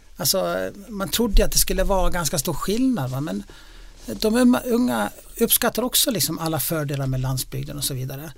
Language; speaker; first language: Swedish; native; Swedish